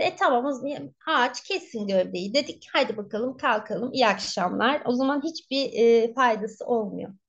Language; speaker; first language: Turkish; native; Turkish